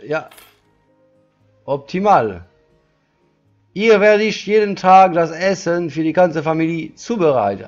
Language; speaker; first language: German; non-native, learner; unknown